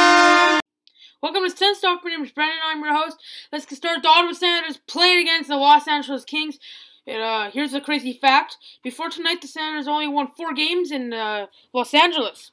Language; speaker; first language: English; native; English